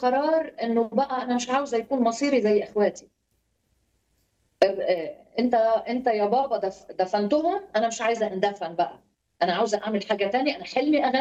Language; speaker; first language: Arabic; native; Arabic